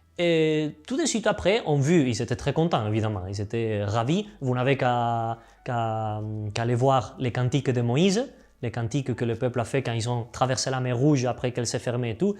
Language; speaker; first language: French; non-native, fluent; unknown